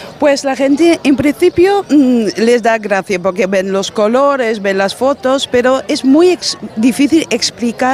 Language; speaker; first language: Spanish; non-native, fluent; Dutch